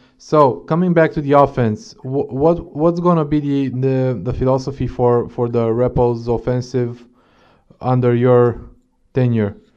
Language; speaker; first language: English; non-native, fluent; Romanian